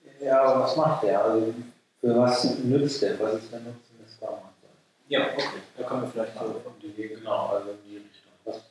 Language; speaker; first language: German; native; German